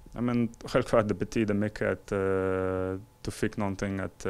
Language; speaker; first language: Swedish; non-native, fluent; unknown